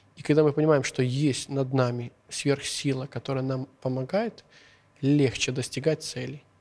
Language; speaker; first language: Russian; non-native, local second language; Hungarian